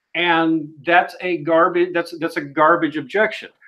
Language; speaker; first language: English; native; English